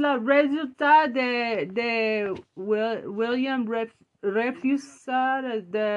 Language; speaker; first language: Spanish; non-native, learner; English